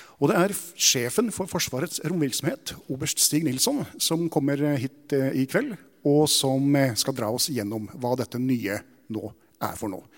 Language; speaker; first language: Norwegian; native; Norwegian